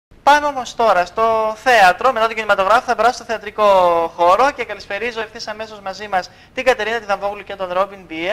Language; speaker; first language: Greek; native; Greek